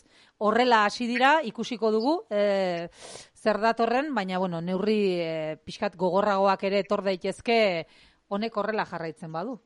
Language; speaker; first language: Basque; native; Basque